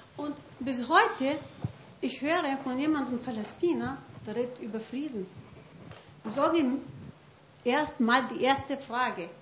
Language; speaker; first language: German; non-native, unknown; Kurdish